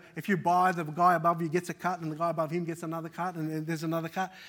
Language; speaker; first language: English; early bilingual, other home language; Arabic